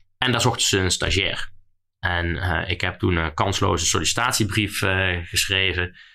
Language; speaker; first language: Dutch; native; Dutch